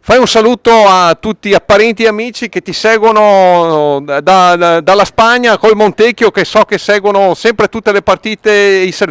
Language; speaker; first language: Italian; native; Italian